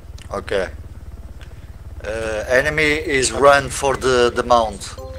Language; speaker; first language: English; non-native, learner; Portuguese